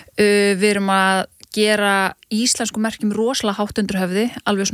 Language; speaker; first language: Icelandic; native; Icelandic